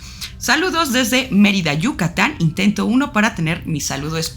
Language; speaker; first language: Spanish; native; Spanish